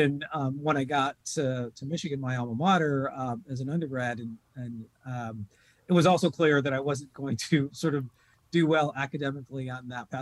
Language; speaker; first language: English; native; English